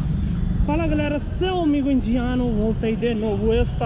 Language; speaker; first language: Portuguese; non-native, learner; Hindi